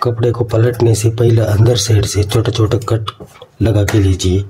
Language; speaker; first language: Hindi; non-native, local second language; Kannada